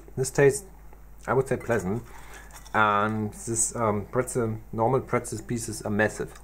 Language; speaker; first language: English; non-native, fluent; German